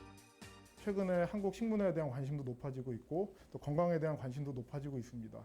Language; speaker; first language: Korean; native; Korean